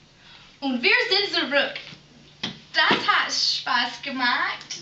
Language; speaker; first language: German; non-native, learner; English